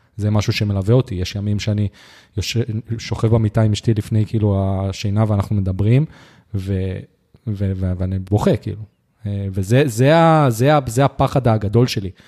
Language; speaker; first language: Hebrew; native; Hebrew